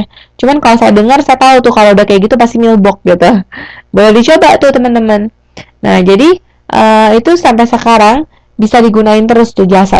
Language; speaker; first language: Indonesian; native; Indonesian